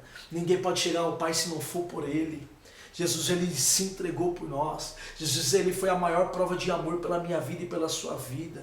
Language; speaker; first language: Portuguese; native; Portuguese